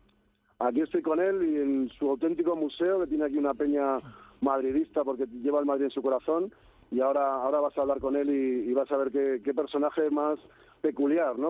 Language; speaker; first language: Spanish; native; Spanish